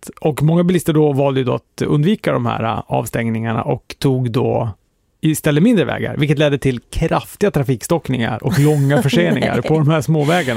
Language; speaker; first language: Swedish; native; Swedish